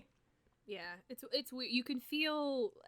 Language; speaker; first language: English; native; English